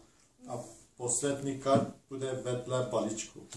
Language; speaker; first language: Czech; non-native, learner; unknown